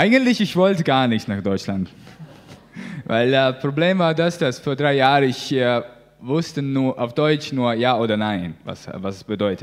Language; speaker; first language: German; non-native, learner; Latvian